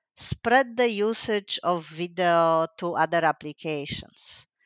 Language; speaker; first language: English; non-native, fluent; Polish